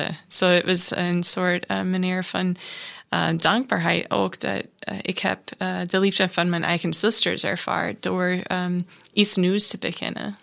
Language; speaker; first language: Dutch; non-native, learner; English